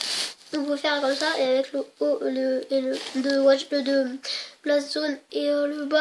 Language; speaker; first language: French; native; French